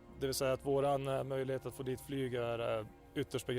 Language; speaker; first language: Swedish; native; Swedish